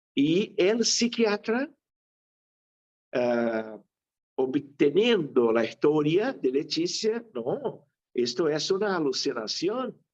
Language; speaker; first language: Spanish; non-native, fluent; Portuguese